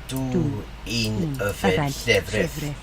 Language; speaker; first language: Welsh; non-native, learner; English